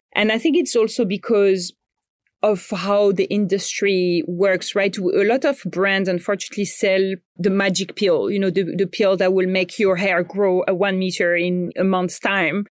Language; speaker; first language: English; non-native, fluent; French